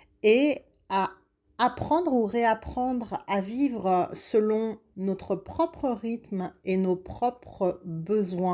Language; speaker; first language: French; native; French